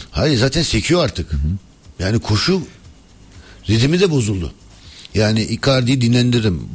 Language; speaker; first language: Turkish; early bilingual, heritage; Turkish